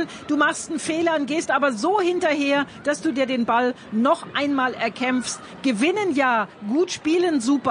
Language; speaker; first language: German; native; German